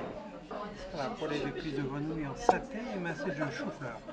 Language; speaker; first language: French; native; French